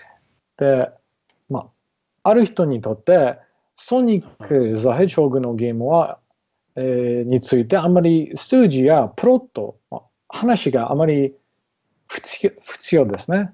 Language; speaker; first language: Japanese; non-native, learner; English